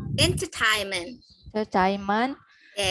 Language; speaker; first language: English; non-native, fluent; Indonesian